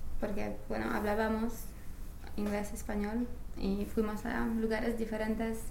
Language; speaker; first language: Spanish; non-native, fluent; English